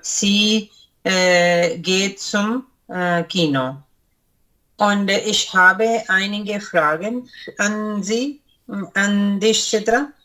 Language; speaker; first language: German; non-native, learner; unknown